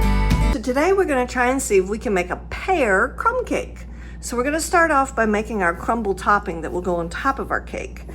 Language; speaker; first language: English; native; English